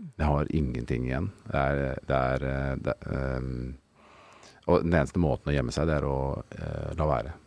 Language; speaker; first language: Norwegian; native; Norwegian